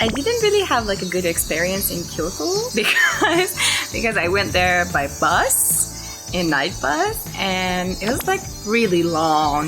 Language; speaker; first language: English; non-native, fluent; Persian